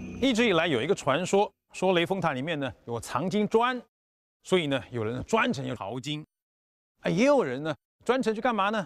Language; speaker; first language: Chinese; native; Chinese